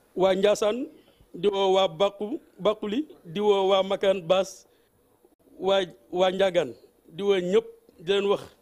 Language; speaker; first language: Wolof; native; Wolof